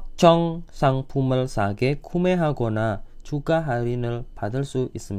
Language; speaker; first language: Korean; non-native, fluent; Indonesian